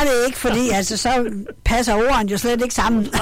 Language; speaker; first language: Danish; native; Danish